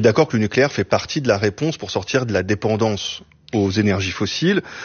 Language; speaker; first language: French; native; French